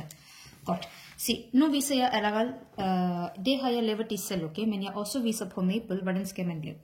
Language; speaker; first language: Danish; non-native, learner; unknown